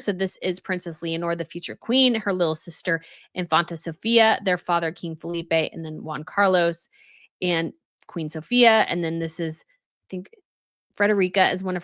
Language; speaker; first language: English; native; English